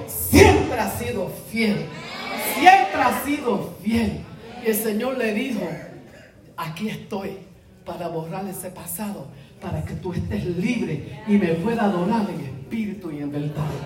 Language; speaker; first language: Spanish; native; Spanish